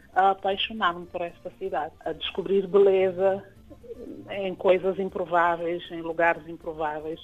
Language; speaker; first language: Portuguese; non-native, local second language; Kabuverdianu